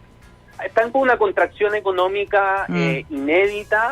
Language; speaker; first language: Spanish; native; Spanish